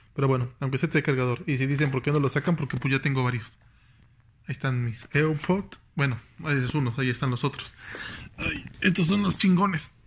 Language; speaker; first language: Spanish; native; Spanish